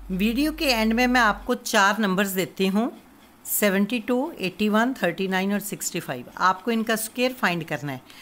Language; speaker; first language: Hindi; non-native, local second language; Punjabi